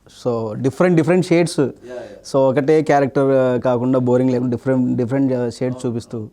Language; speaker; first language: Telugu; native; Telugu